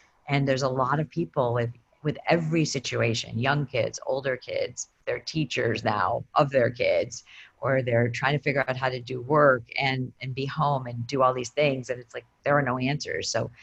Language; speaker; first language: English; native; English